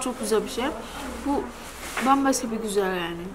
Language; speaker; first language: Turkish; non-native, learner; Indonesian